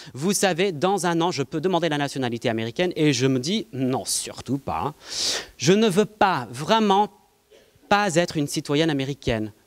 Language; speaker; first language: French; non-native, fluent; English